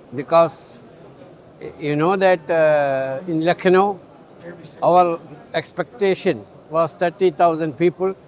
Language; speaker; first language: English; non-native, local second language; Malayalam